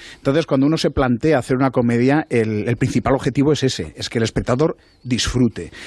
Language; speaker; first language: Spanish; native; Spanish